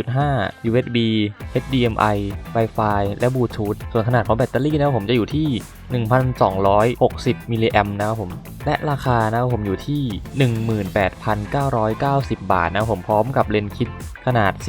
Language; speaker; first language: Thai; native; Thai